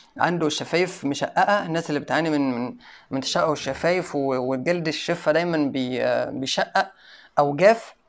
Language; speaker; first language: Arabic; native; Arabic